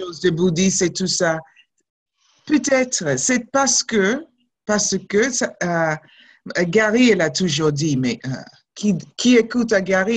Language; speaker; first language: French; non-native, fluent; English